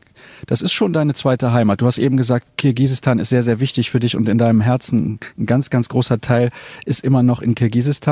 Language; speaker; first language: German; native; German